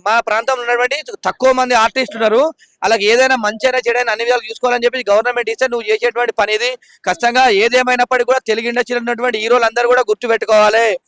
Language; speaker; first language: Telugu; native; Telugu